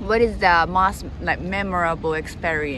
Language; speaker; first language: English; non-native, learner; Japanese